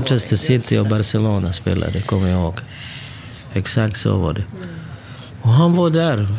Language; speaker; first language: Swedish; non-native, fluent; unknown